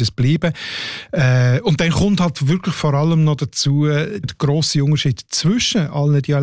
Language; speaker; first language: German; native; German